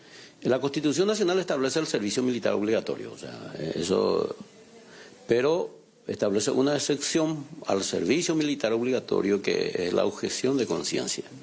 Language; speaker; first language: Spanish; native; Spanish